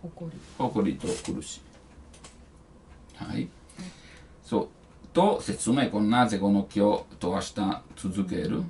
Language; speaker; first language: Japanese; non-native, learner; Italian